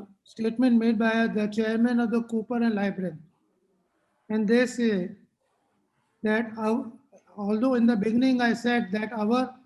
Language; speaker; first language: English; non-native, local second language; Hindi